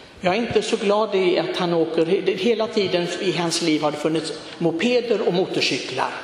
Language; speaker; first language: Swedish; non-native, fluent; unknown